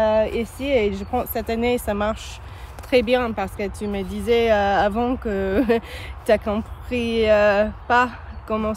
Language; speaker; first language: French; non-native, learner; English